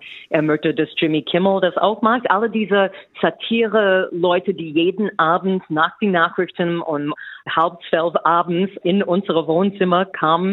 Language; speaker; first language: German; non-native, fluent; English